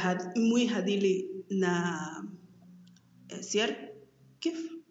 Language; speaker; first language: Russian; non-native, learner; Spanish